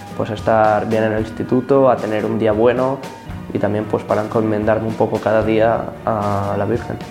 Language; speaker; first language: Spanish; native; Spanish